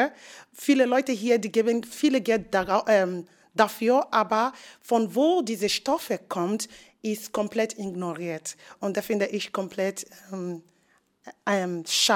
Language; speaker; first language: German; non-native, fluent; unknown